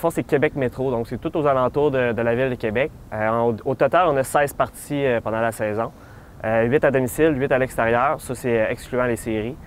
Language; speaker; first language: French; native; French